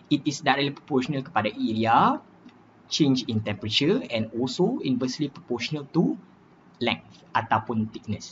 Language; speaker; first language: English; non-native, local second language; Malay